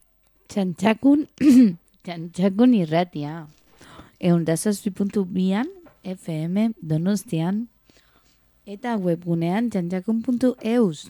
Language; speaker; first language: Basque; non-native, local second language; Spanish